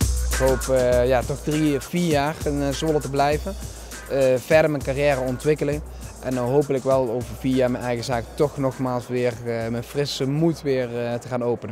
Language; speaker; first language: Dutch; non-native, fluent; Spanish